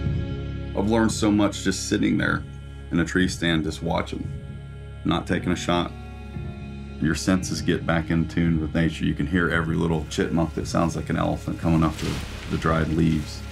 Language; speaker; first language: English; native; English